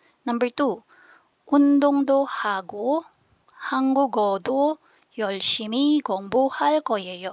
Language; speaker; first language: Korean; non-native, fluent; Filipino